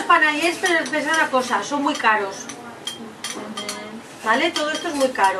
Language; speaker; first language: Spanish; native; Spanish